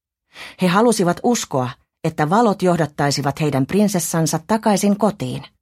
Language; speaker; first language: Finnish; native; Finnish